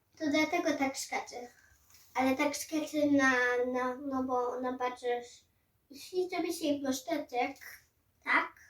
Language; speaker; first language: Polish; early bilingual, heritage; Samoan